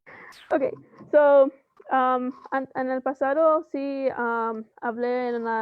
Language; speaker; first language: Spanish; early bilingual, heritage; Spanish